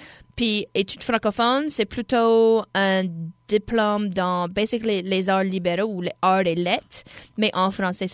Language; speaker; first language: French; non-native, local second language; English